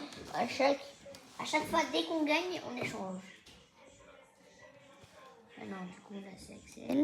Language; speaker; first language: French; native; French